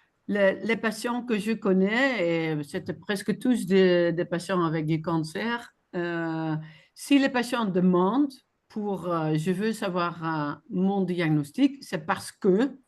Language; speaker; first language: French; non-native, fluent; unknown